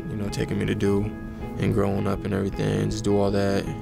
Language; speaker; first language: English; native; English